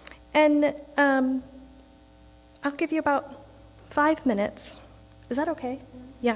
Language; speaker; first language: English; native; English